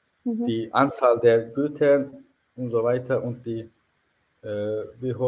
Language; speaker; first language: German; non-native, fluent; Turkish